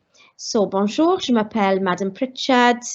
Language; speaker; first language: French; non-native, fluent; Welsh